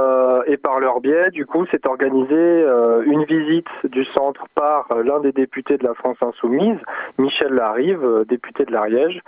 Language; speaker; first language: French; native; French